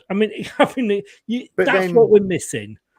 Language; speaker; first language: English; native; English